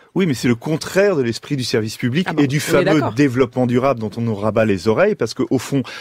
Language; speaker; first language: French; native; French